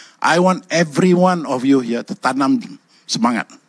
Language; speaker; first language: English; non-native, local second language; Malay